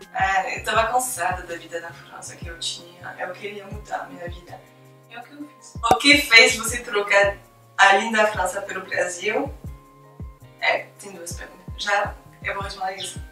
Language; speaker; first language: Portuguese; non-native, fluent; French